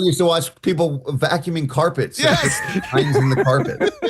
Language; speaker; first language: English; native; English